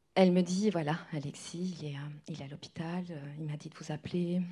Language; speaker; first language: French; non-native, local second language; Kinyarwanda